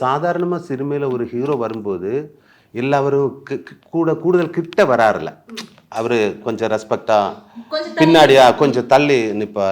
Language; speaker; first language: Tamil; non-native, learner; Malayalam